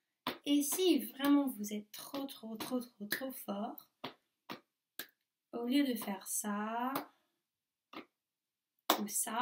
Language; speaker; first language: French; native; French